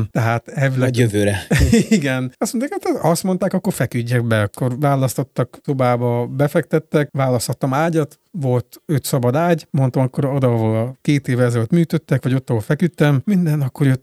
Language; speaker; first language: Hungarian; native; Hungarian